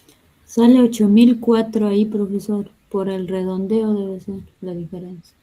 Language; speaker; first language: Spanish; native; Spanish